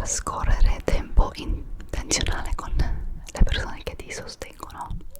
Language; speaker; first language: Italian; non-native, fluent; English